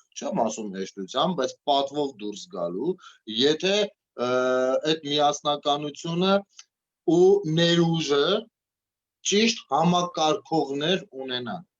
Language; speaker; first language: Armenian; native; Armenian